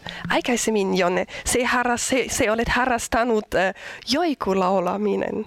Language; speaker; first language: Finnish; non-native, learner; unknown